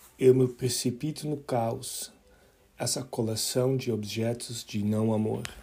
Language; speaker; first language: Portuguese; early bilingual, other home language; Dutch